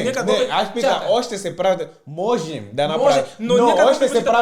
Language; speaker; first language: Bulgarian; non-native, learner; Portuguese